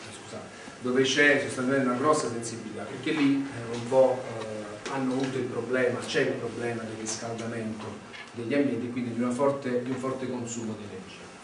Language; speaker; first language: Italian; native; Italian